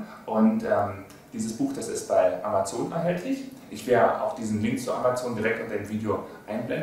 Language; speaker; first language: German; native; German